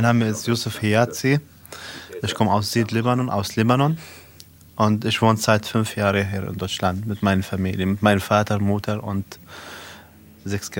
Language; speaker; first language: German; non-native, learner; Arabic